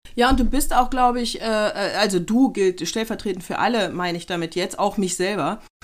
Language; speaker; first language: German; native; German